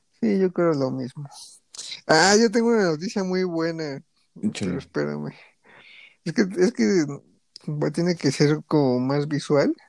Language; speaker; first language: Spanish; native; Spanish